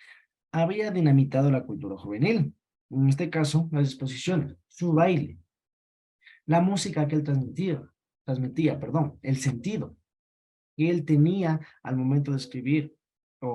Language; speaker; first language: Spanish; native; Spanish